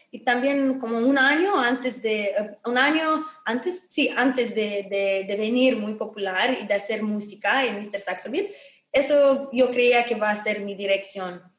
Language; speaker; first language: Spanish; non-native, fluent; Romanian